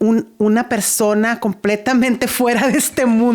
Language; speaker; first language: Spanish; native; Spanish